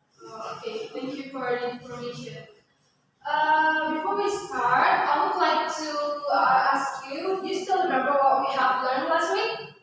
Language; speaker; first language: English; non-native, fluent; Indonesian